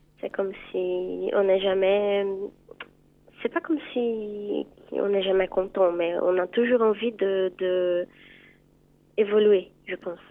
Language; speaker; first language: French; non-native, fluent; Portuguese